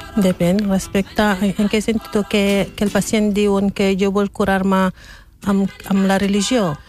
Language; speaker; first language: Catalan; non-native, learner; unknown